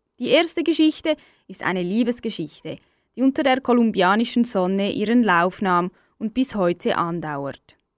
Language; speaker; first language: German; native; German